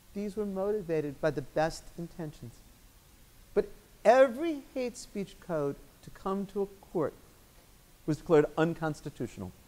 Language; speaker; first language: English; native; English